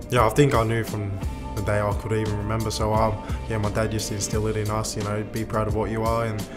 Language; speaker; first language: English; native; English